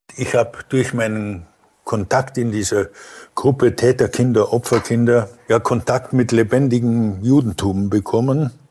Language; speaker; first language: German; native; German